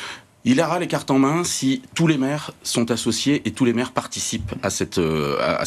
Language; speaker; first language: French; native; French